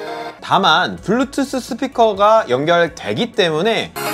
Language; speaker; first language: Korean; native; Korean